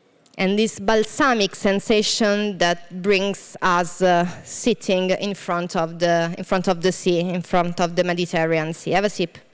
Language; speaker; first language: English; non-native, fluent; Italian